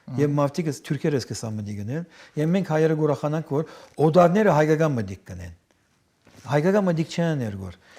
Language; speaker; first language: Armenian; early bilingual, heritage; Armenian